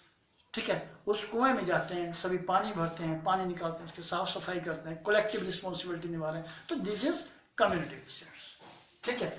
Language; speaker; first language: Hindi; native; Hindi